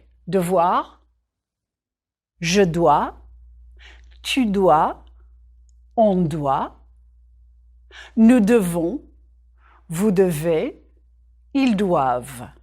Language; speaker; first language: French; non-native, fluent; English